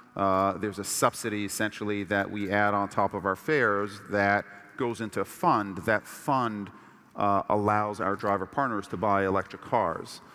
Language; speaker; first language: English; early bilingual, other home language; Persian